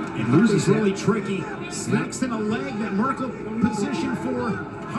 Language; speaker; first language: English; native; English